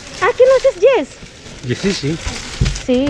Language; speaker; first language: Spanish; non-native, learner; Filipino